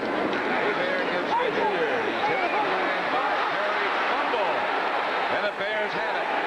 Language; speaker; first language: English; native; English